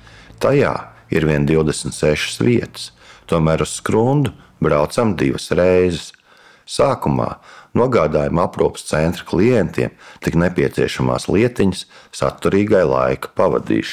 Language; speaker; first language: Latvian; native; Latvian